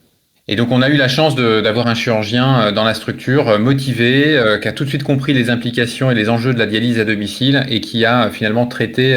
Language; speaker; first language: French; native; French